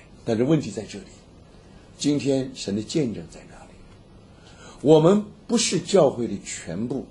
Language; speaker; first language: Chinese; native; Chinese